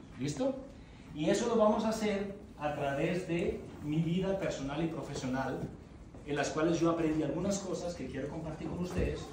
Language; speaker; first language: Spanish; non-native, fluent; German